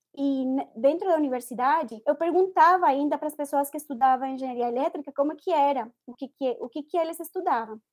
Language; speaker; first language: Portuguese; non-native, fluent; Spanish